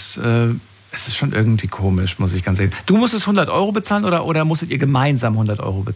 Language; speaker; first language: German; native; German